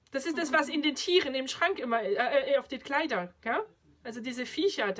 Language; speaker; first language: German; non-native, fluent; French